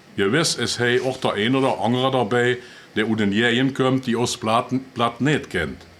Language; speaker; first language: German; native; German